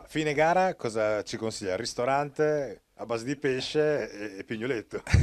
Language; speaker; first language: Italian; native; Italian